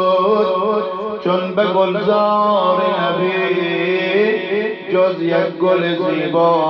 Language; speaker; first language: Persian; native; Persian